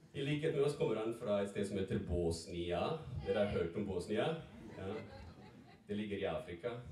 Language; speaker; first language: Norwegian; early bilingual, other home language; Serbian